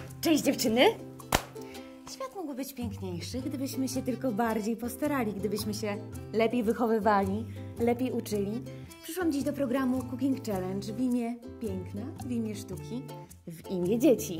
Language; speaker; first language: Polish; native; Polish